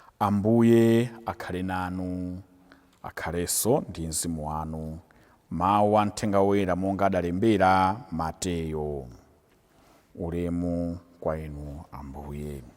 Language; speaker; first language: Nyanja; native; Nyanja